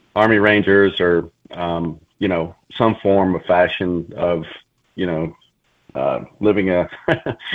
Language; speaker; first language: English; native; English